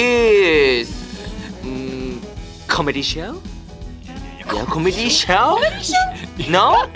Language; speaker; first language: English; non-native, learner; Japanese